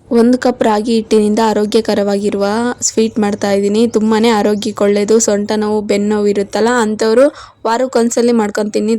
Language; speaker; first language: Kannada; non-native, local second language; Telugu